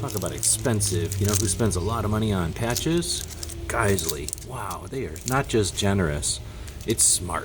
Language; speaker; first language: English; native; English